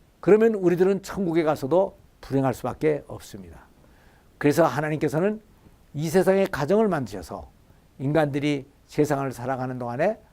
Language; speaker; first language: Korean; native; Korean